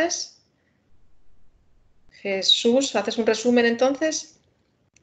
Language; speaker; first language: Spanish; native; Spanish